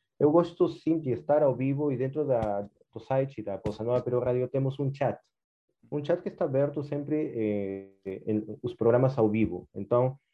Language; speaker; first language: Portuguese; non-native, fluent; Spanish